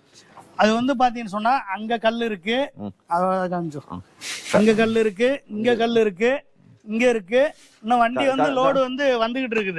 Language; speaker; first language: Tamil; native; Tamil